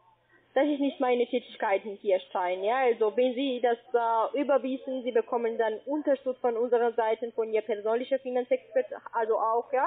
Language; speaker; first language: German; non-native, learner; Spanish